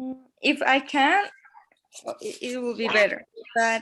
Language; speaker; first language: English; non-native, learner; Spanish